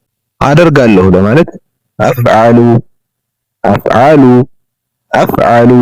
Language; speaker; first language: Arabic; non-native, fluent; Amharic